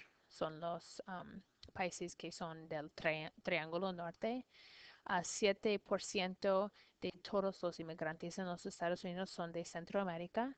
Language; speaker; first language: Spanish; non-native, learner; English